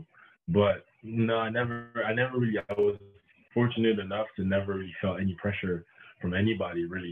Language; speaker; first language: English; non-native, local second language; French